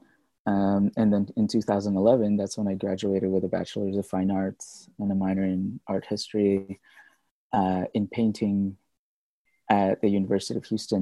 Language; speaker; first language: English; non-native, local second language; Filipino